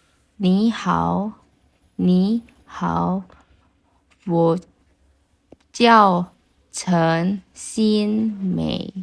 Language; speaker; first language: Chinese; non-native, fluent; Indonesian